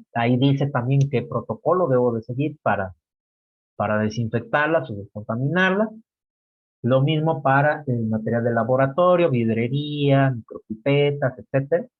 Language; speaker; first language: Spanish; native; Spanish